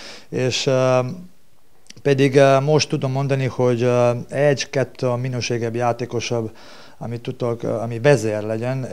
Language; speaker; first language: Hungarian; non-native, learner; Serbian